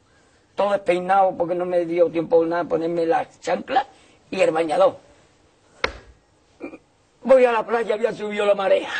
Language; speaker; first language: Spanish; native; Spanish